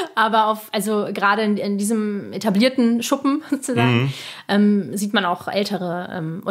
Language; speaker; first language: German; early bilingual, other home language; Russian